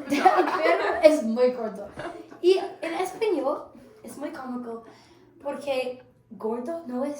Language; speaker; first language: Spanish; non-native, learner; English